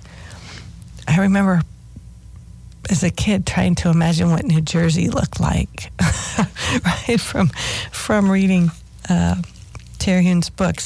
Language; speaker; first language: English; native; English